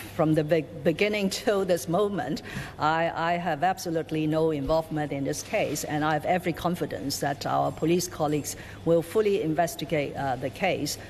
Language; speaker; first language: English; non-native, local second language; Cantonese